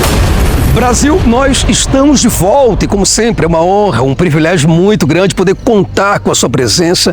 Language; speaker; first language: Portuguese; native; Portuguese